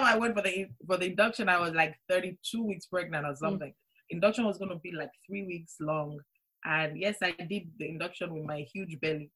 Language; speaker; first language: English; non-native, local second language; Yoruba